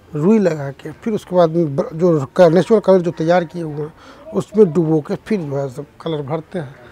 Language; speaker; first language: Hindi; native; Hindi